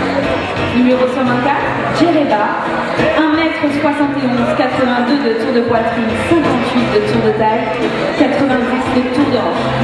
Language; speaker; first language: French; native; French